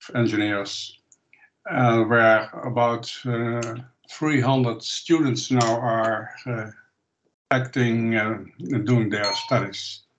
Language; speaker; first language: English; non-native, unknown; Dutch